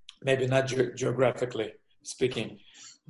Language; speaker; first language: English; non-native, fluent; Russian